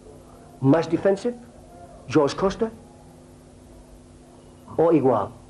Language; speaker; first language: Portuguese; non-native, learner; English